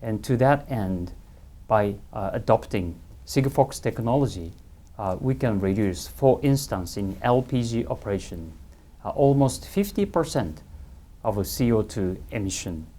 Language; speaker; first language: English; non-native, fluent; Japanese